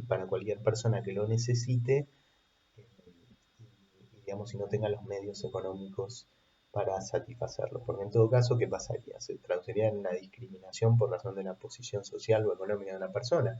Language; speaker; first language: Spanish; native; Spanish